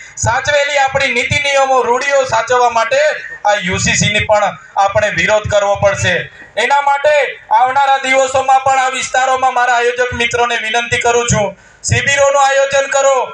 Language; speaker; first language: Gujarati; non-native, local second language; Vasavi